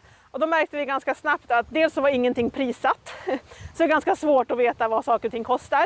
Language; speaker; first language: Swedish; native; Swedish